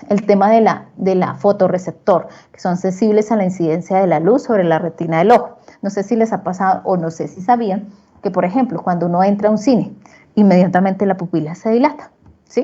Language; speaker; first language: Spanish; native; Spanish